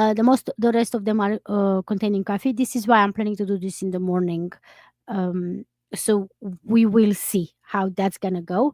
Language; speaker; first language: English; non-native, fluent; Romanian